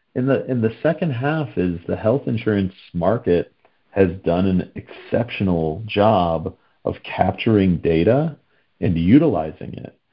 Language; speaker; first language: English; native; English